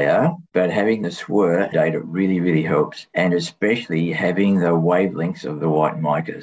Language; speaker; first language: English; native; English